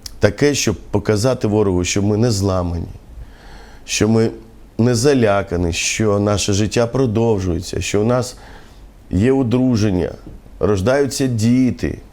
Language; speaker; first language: Ukrainian; non-native, local second language; Romany